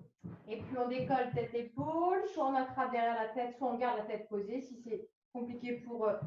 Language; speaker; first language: French; native; French